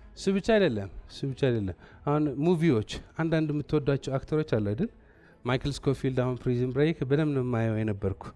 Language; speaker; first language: Amharic; non-native, local second language; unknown